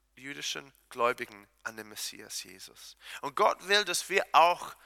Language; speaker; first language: German; non-native, fluent; Hebrew